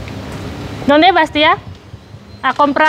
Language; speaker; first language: Spanish; non-native, learner; Indonesian